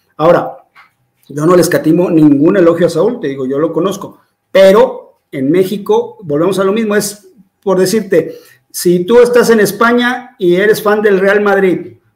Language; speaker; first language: Spanish; native; Spanish